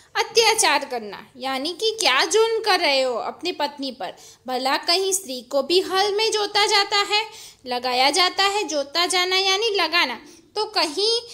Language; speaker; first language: Hindi; non-native, local second language; Gujarati